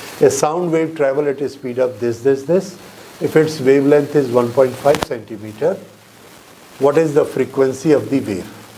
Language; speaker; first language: English; non-native, local second language; Hindi